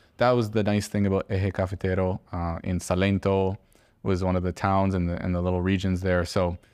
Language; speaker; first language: English; native; English